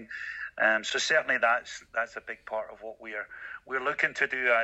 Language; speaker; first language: English; native; English